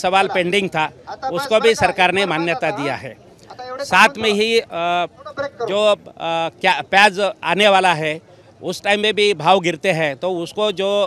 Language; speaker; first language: Hindi; non-native, local second language; Marathi